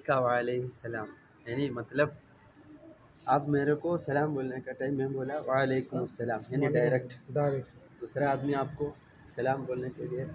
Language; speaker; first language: Hindi; non-native, local second language; Malayalam